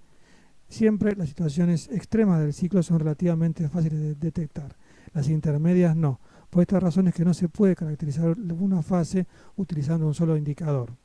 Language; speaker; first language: Spanish; native; Spanish